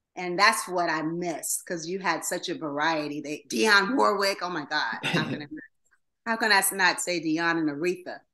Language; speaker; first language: English; native; English